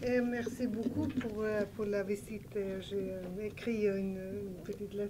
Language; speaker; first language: French; non-native, learner; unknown